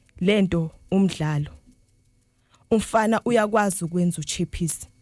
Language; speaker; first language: Zulu; non-native, local second language; Swati